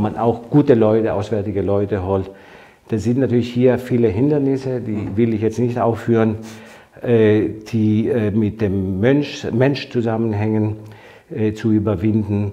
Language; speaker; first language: German; non-native, fluent; Greek